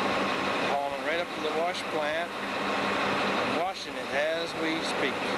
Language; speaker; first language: English; native; English